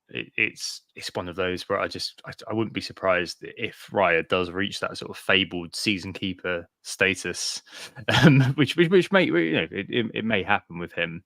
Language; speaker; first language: English; native; English